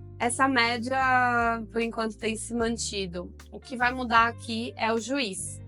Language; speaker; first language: Portuguese; native; Portuguese